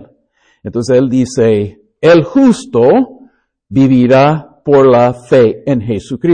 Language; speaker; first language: Spanish; non-native, fluent; English